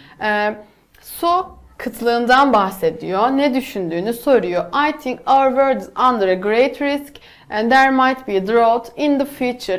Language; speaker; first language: English; non-native, fluent; Turkish